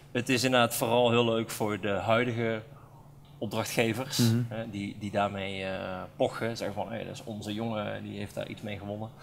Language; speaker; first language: Dutch; native; Dutch